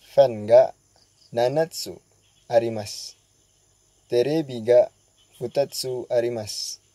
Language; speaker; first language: Japanese; non-native, learner; Malay